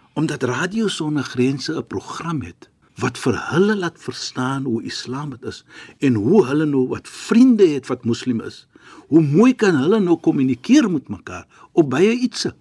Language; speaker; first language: Afrikaans; non-native, fluent; Arabic